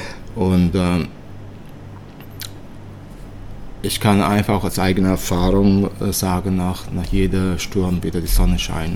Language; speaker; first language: German; early bilingual, other home language; Italian